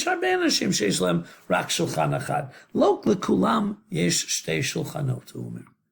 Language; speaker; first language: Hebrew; non-native, fluent; English